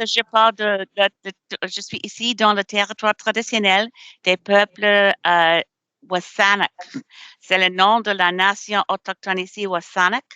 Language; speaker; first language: French; non-native, learner; English